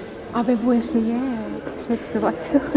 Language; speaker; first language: French; non-native, fluent; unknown